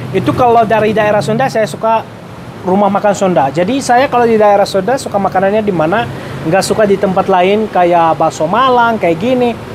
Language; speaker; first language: Indonesian; non-native, fluent; Arabic